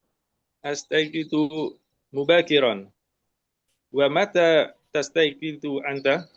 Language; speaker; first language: Arabic; non-native, learner; Indonesian